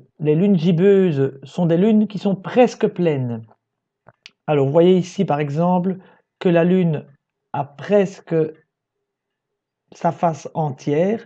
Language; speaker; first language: French; native; French